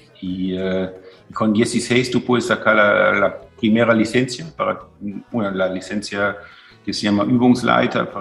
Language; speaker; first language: Spanish; non-native, fluent; German